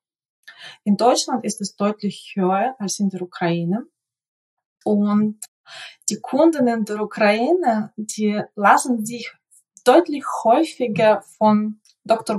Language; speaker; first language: German; non-native, fluent; Ukrainian